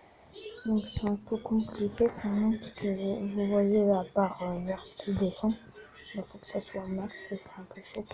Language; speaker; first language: French; native; French